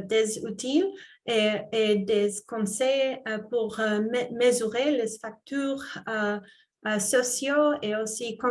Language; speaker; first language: French; non-native, fluent; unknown